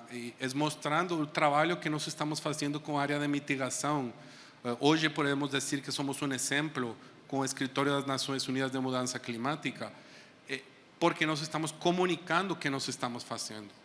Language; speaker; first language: Portuguese; non-native, fluent; Spanish